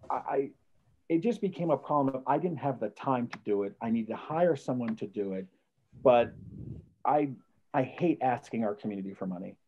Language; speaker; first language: English; native; English